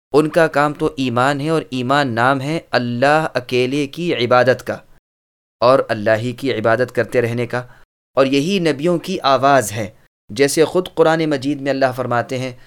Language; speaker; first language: Urdu; native; Urdu